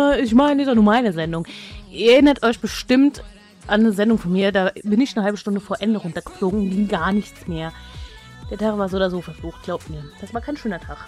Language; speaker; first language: German; native; German